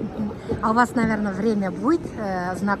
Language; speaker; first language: Russian; non-native, local second language; Tatar